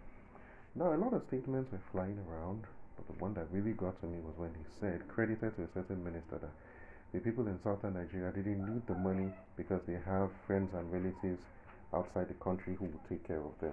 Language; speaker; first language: English; non-native, local second language; Yoruba